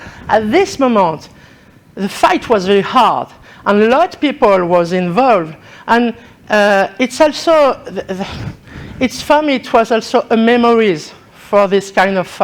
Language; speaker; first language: English; non-native, learner; French